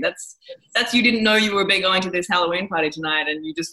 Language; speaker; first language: English; native; English